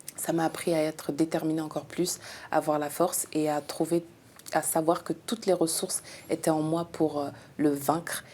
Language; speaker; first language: French; native; French